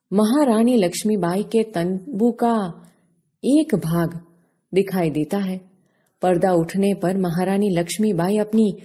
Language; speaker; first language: Hindi; non-native, local second language; Gujarati